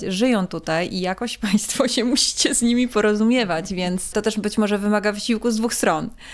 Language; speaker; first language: Polish; native; Polish